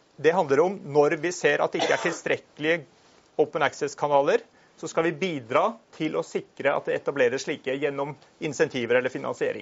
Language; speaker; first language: Norwegian; native; Norwegian